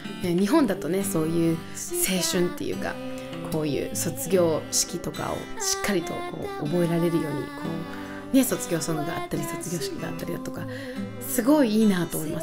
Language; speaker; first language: Japanese; early bilingual, heritage; Japanese